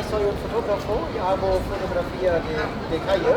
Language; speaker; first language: Spanish; non-native, learner; German